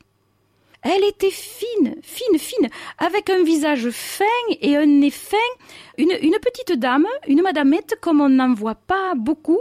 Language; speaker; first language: French; native; French